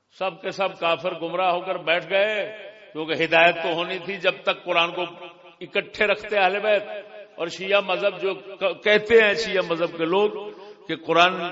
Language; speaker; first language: Urdu; non-native, local second language; Punjabi